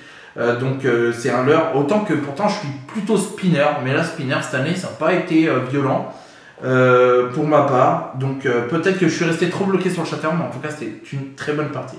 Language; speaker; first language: French; native; French